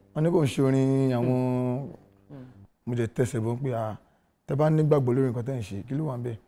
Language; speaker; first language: Yoruba; non-native, local second language; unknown